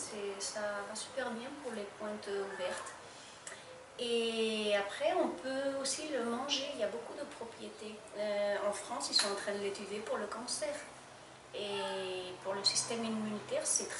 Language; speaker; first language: French; non-native, fluent; Spanish